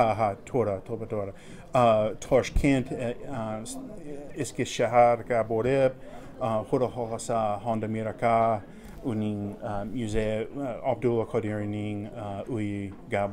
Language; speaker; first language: Uzbek; non-native, learner; English